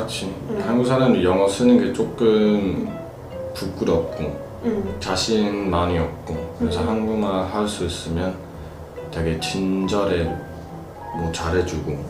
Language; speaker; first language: Korean; non-native, fluent; English